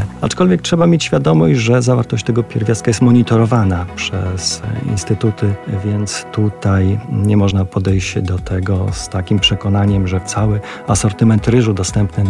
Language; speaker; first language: Polish; native; Polish